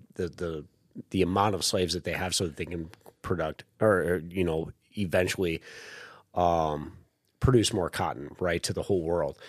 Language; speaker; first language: English; native; English